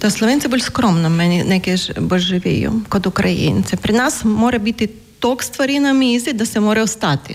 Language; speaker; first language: Slovenian; non-native, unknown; Ukrainian